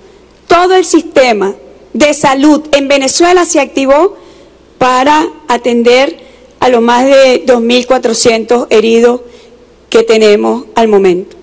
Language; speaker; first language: Spanish; native; Spanish